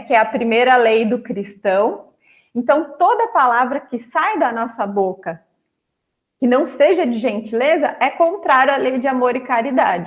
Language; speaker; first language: Portuguese; native; Portuguese